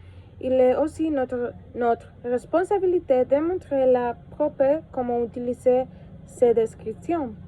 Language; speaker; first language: French; non-native, learner; Spanish